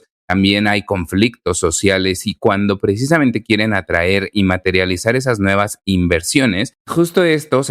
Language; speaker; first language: Spanish; native; Spanish